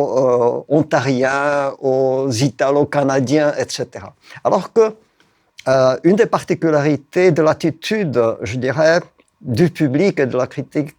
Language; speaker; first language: French; non-native, fluent; Czech